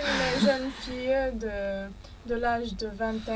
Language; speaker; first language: French; non-native, learner; Arabic